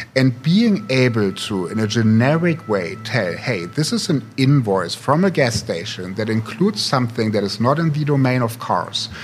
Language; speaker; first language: English; non-native, fluent; German